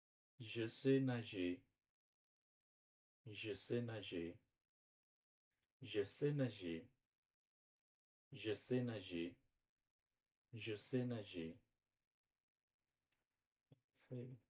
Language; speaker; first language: French; non-native, learner; Portuguese